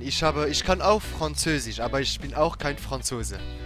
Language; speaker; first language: German; non-native, fluent; Portuguese